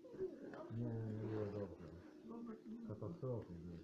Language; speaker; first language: Polish; non-native, learner; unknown